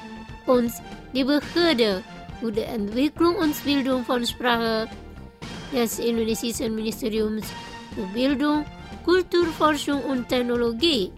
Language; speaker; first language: German; non-native, fluent; Indonesian